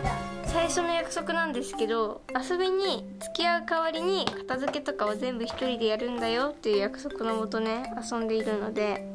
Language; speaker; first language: Japanese; native; Japanese